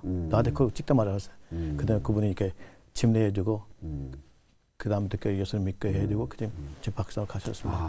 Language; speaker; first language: Korean; non-native, learner; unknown